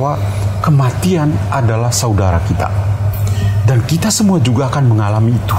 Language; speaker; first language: Indonesian; native; Indonesian